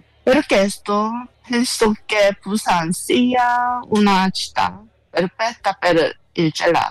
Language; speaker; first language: Italian; non-native, learner; Korean